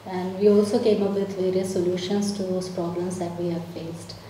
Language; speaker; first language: English; non-native, local second language; Malayalam